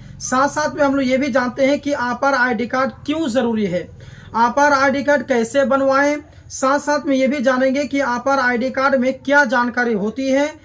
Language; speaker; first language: Hindi; native; Hindi